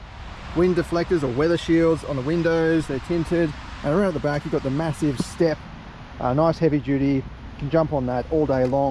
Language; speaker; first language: English; native; English